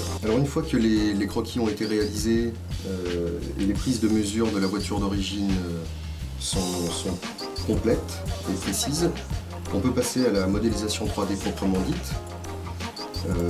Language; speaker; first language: French; native; French